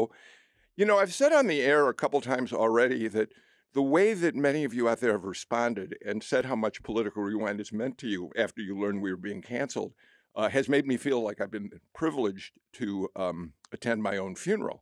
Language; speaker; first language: English; native; English